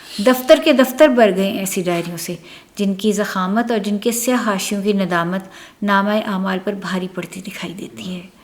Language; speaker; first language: Urdu; native; Urdu